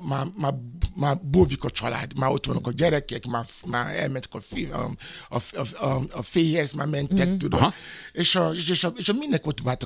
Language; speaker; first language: Hungarian; non-native, fluent; Yoruba